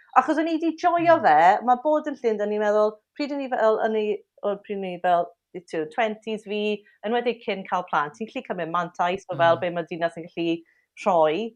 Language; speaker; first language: Welsh; native; Welsh